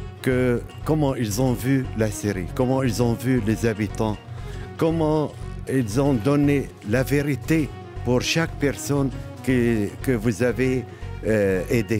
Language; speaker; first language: French; non-native, local second language; Arabic